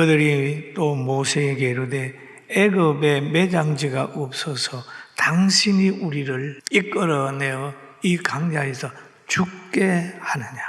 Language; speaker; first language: Korean; native; Korean